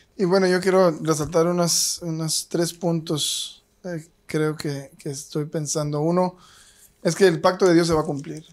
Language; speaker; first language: Spanish; native; Spanish